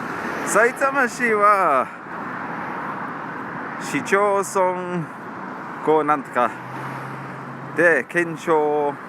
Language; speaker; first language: Japanese; non-native, learner; English